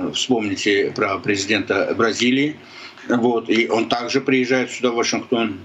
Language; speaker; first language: Russian; non-native, local second language; Azerbaijani